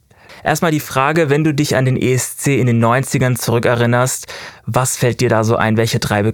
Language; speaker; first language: German; native; German